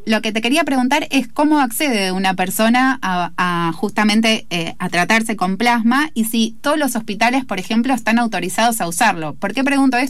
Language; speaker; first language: Spanish; native; Spanish